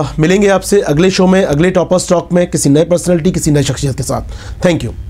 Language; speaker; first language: Hindi; native; Hindi